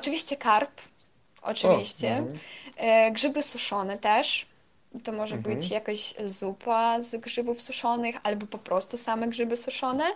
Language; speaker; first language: Polish; non-native, fluent; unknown